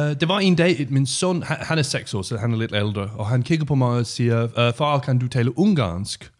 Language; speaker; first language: Danish; non-native, learner; English